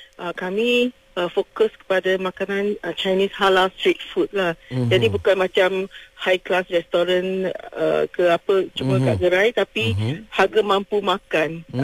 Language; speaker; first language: Malay; non-native, local second language; Min Nan Chinese